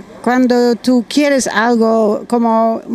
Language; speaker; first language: Spanish; non-native, learner; German